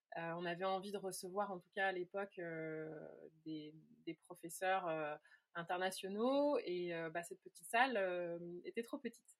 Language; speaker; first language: French; native; French